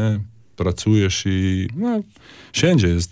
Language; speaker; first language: Polish; non-native, learner; Croatian